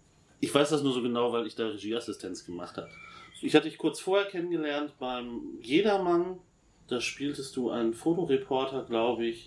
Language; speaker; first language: German; native; German